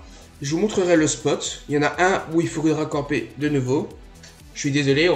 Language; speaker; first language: French; native; French